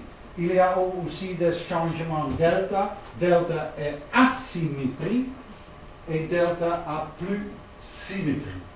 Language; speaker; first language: French; non-native, learner; Dutch